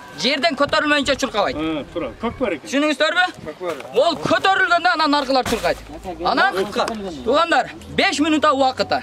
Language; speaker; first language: Kyrgyz; native; Kyrgyz